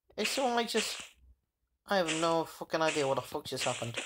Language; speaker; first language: English; native; English